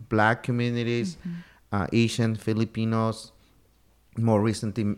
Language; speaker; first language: English; non-native, fluent; Spanish